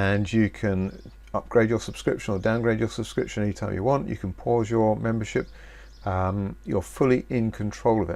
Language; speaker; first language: English; native; English